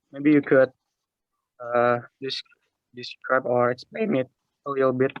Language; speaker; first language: English; non-native, learner; Indonesian